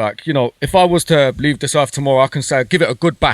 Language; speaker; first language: English; native; English